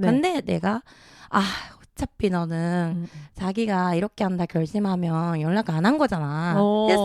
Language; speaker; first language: Korean; early bilingual, heritage; Japanese